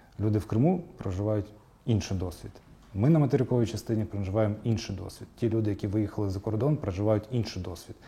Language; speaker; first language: Ukrainian; non-native, local second language; Crimean Tatar